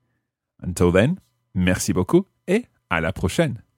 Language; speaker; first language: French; non-native, fluent; English